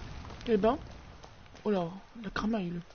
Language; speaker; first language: French; native; French